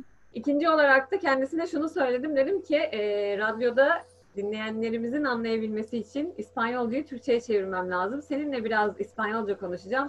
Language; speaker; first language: Turkish; native; Turkish